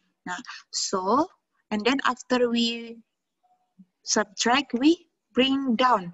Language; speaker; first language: English; non-native, fluent; Indonesian